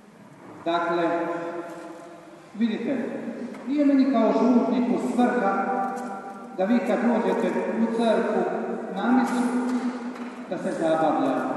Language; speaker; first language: Serbian; native; Serbian